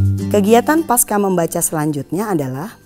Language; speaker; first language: Indonesian; native; Indonesian